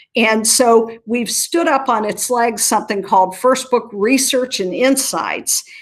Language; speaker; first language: English; native; English